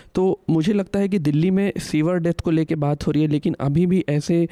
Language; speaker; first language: Hindi; native; Hindi